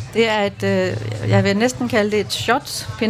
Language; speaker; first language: Danish; native; Danish